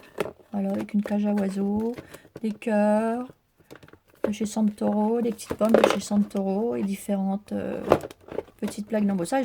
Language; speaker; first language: French; native; French